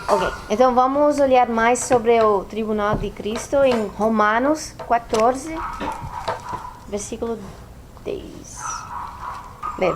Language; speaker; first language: Portuguese; non-native, fluent; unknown